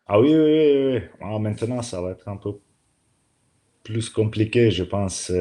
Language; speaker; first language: French; non-native, learner; Slovenian